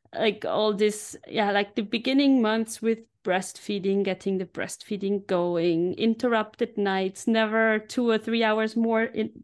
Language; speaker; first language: English; non-native, fluent; German